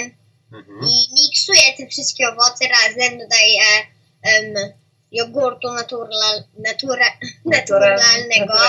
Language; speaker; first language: Polish; early bilingual, heritage; Polish